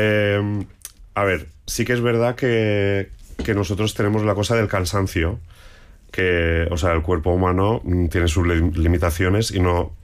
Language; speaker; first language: Spanish; non-native, local second language; Catalan